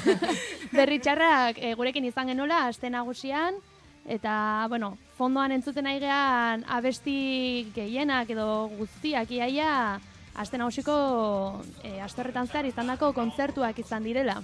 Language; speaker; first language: Basque; native; Basque